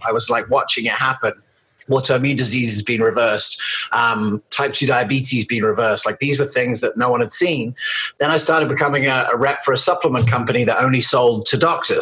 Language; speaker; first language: English; native; English